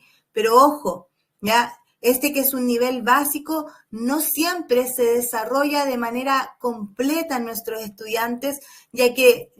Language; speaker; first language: Spanish; native; Spanish